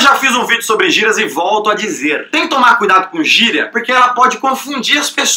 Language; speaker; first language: Portuguese; native; Portuguese